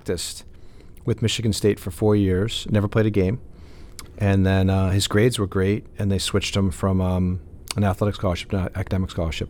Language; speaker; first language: English; native; English